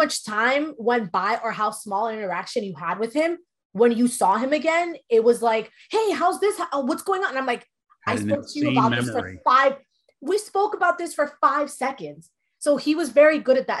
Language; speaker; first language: English; early bilingual, other home language; Spanish